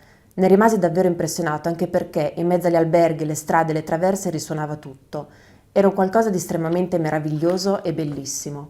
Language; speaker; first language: Italian; native; Italian